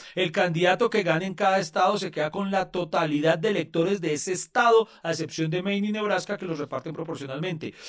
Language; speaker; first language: Spanish; native; Spanish